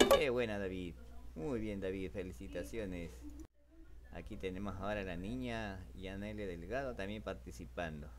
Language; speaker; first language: Spanish; native; Spanish